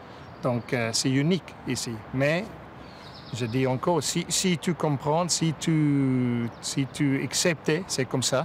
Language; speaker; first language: French; non-native, learner; English